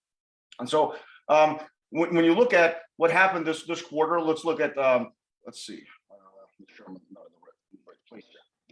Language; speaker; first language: English; native; English